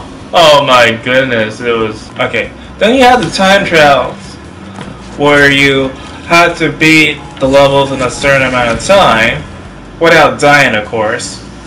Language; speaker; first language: English; native; English